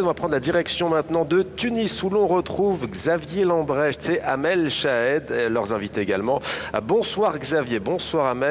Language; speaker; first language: French; native; French